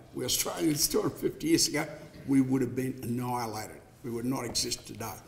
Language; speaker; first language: English; native; English